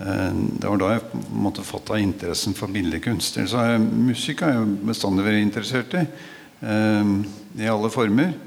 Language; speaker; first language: Norwegian; native; Norwegian